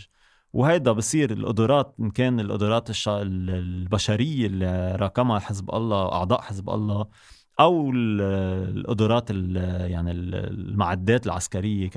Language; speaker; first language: Arabic; native; Arabic